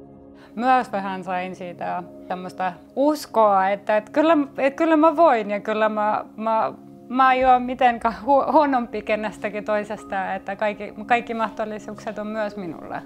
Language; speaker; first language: Finnish; non-native, local second language; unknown